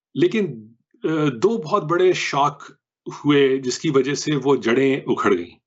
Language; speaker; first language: Urdu; native; Urdu